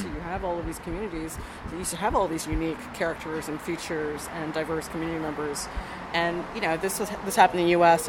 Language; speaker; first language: English; native; English